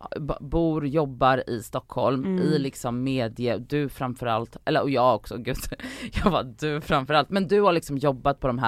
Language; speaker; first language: Swedish; native; Swedish